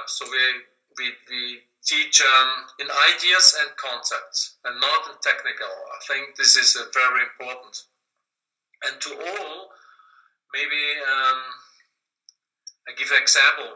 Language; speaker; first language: English; non-native, learner; German